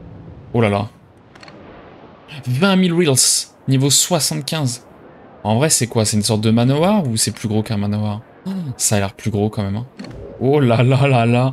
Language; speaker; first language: French; native; French